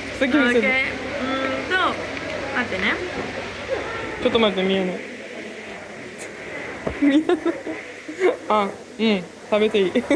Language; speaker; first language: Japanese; non-native, learner; Turkish